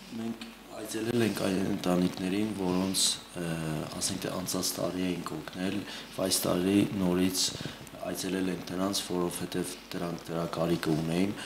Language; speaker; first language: Armenian; early bilingual, heritage; Armenian